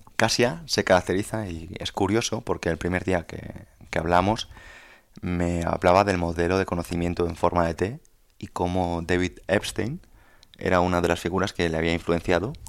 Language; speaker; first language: Spanish; native; Spanish